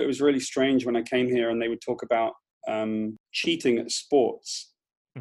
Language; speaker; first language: English; native; English